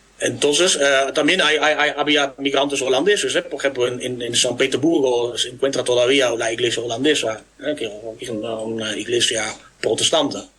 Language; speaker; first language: Spanish; non-native, fluent; Dutch